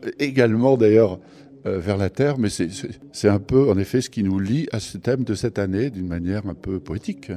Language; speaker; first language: French; native; French